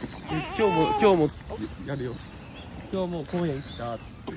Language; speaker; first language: Japanese; native; Japanese